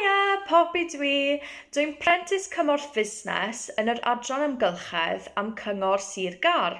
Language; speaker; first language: Welsh; non-native, local second language; English